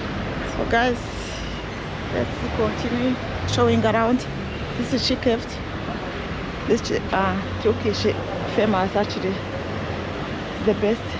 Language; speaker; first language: English; non-native, fluent; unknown